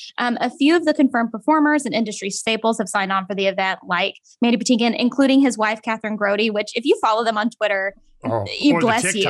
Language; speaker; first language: English; native; English